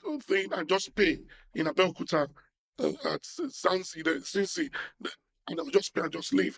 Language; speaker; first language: English; non-native, local second language; Yoruba